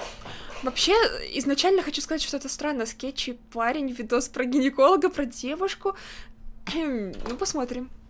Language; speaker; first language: Russian; native; Russian